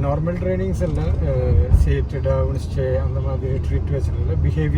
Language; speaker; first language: Tamil; non-native, learner; Malayalam